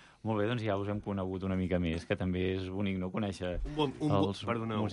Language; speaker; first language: Catalan; native; Catalan